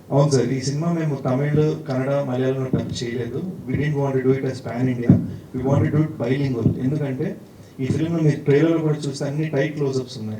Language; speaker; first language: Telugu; early bilingual, heritage; Telugu